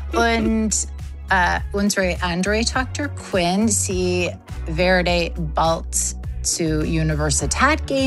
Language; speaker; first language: German; non-native, learner; English